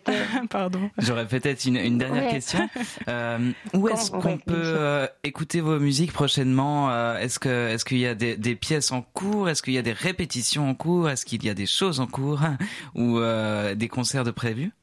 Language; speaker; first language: French; native; French